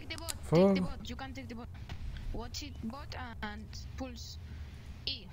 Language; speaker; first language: English; non-native, learner; Portuguese